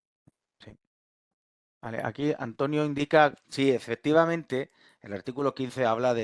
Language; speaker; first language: Spanish; native; Spanish